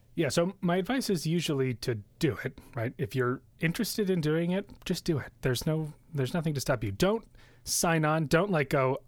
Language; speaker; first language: English; native; English